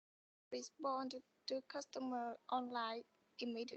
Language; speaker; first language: English; non-native, learner; Vietnamese